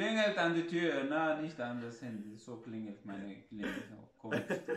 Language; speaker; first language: German; non-native, fluent; Arabic